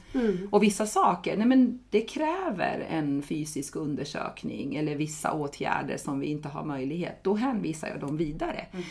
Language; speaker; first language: Swedish; non-native, fluent; Persian